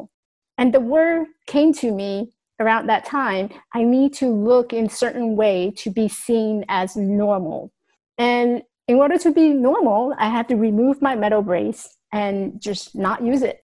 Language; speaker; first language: English; non-native, fluent; Chinese